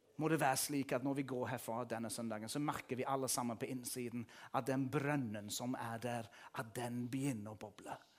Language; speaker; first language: Norwegian; non-native, fluent; English